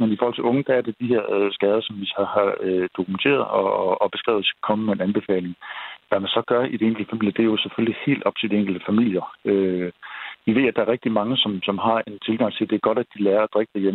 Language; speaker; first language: Danish; native; Danish